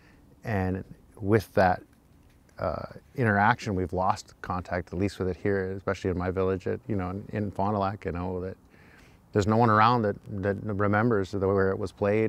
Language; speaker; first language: English; native; English